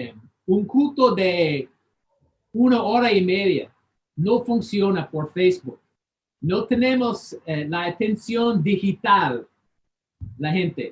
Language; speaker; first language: Spanish; non-native, fluent; English